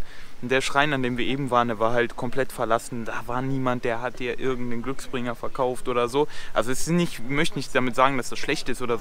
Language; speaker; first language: German; native; German